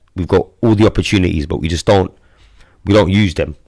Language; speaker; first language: English; native; English